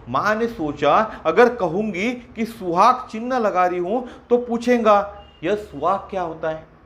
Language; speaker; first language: Hindi; non-native, local second language; Marathi